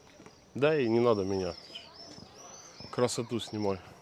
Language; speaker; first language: Russian; native; Russian